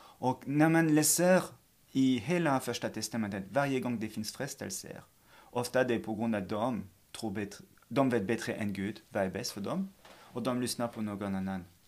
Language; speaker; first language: Swedish; non-native, fluent; French